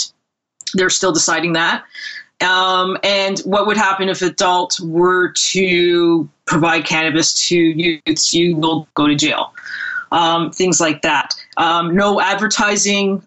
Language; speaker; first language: English; native; English